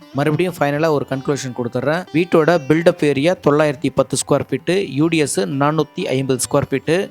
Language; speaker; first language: Tamil; native; Tamil